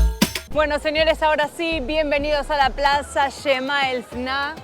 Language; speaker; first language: Spanish; native; Spanish